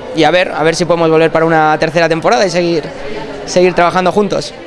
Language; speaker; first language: Spanish; native; Spanish